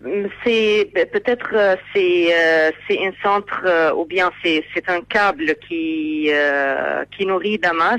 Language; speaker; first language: French; non-native, fluent; Arabic